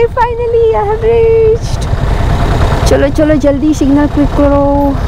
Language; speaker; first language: Hindi; non-native, local second language; Marathi